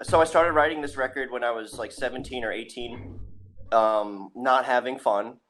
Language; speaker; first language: English; native; English